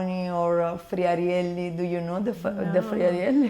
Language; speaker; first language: English; non-native, learner; Italian